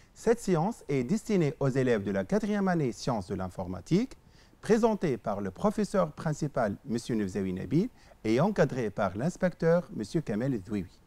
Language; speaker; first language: French; non-native, local second language; Arabic